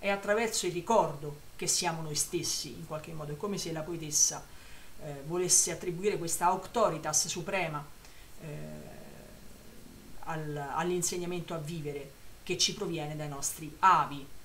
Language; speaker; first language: Italian; native; Italian